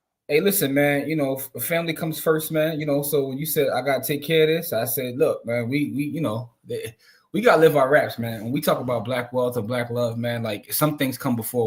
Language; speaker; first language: English; native; English